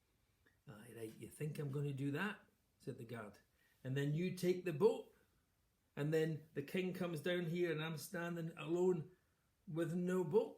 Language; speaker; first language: English; native; English